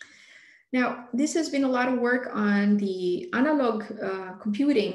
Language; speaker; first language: English; non-native, fluent; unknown